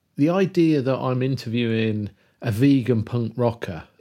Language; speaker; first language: English; native; English